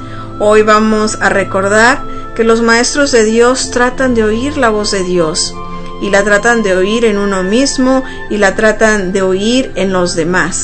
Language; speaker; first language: Spanish; native; Spanish